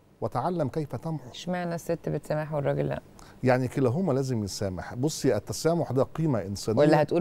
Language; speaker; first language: Arabic; native; Arabic